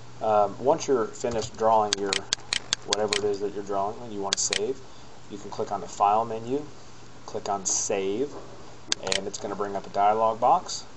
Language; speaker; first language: English; native; English